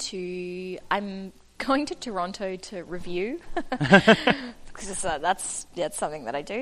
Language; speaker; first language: English; native; English